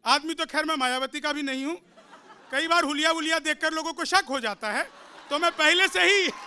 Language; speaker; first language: Hindi; native; Hindi